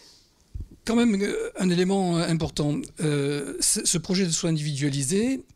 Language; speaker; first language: French; native; French